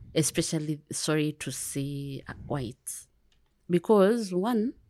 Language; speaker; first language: English; non-native, local second language; Kikuyu